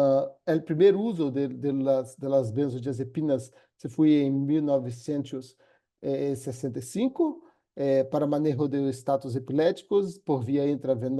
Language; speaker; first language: Spanish; non-native, fluent; Portuguese